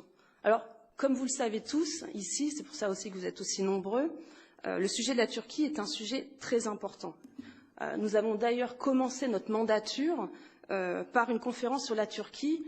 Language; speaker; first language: French; native; French